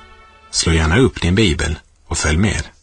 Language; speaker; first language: Swedish; native; Swedish